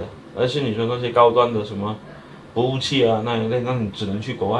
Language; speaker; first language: Chinese; native; Chinese